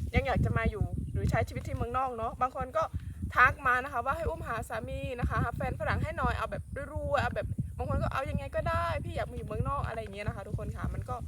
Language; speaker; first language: Thai; native; Thai